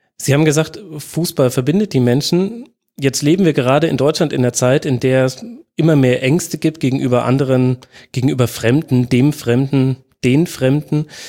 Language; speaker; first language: German; native; German